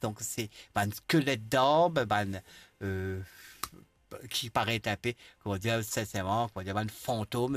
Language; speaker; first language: French; non-native, local second language; Morisyen